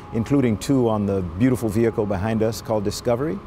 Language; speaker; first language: English; native; English